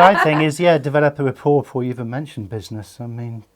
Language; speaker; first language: English; native; English